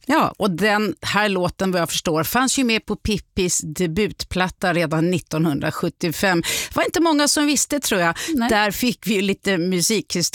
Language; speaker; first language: Swedish; native; Swedish